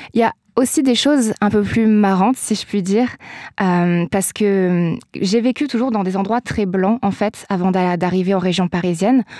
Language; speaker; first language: French; native; French